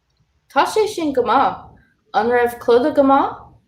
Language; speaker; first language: Irish; non-native, learner; English